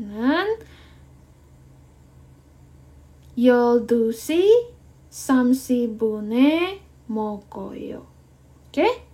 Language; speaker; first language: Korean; non-native, fluent; Indonesian